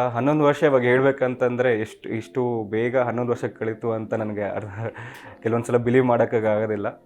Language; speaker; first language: Kannada; non-native, fluent; Odia